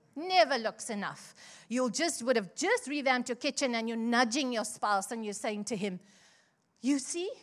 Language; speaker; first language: English; native; English